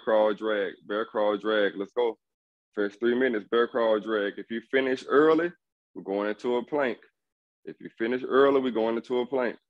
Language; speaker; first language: English; native; English